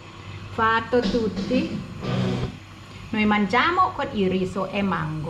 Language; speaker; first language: Italian; non-native, learner; Thai